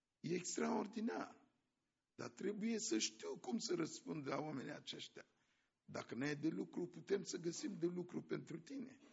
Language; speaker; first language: Romanian; non-native, fluent; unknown